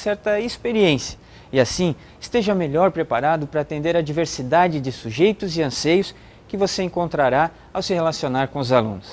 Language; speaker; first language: Portuguese; native; Portuguese